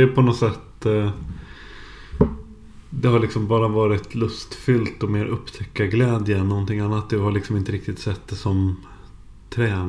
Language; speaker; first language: Swedish; native; Swedish